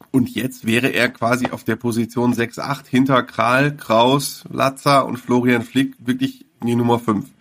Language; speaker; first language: German; native; German